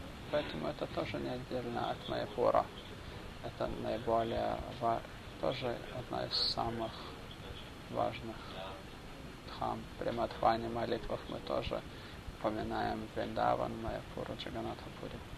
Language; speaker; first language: Russian; native; Russian